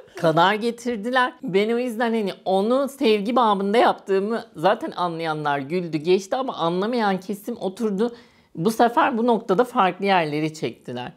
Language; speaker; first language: Turkish; native; Turkish